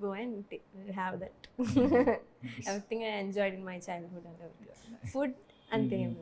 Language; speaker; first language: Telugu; non-native, learner; Malayalam